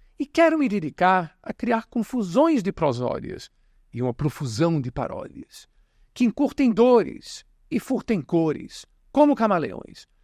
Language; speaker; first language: Portuguese; native; Portuguese